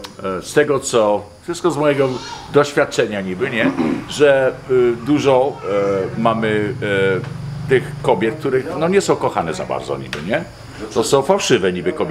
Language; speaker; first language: Polish; early bilingual, heritage; Polish